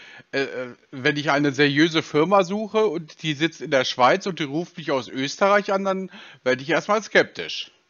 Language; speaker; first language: German; native; German